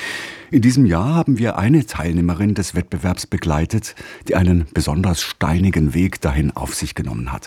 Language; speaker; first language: German; native; German